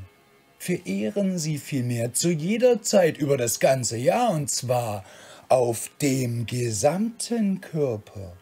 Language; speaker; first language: German; native; German